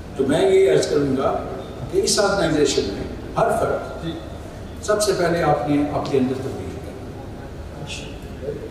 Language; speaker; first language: Urdu; non-native, local second language; Punjabi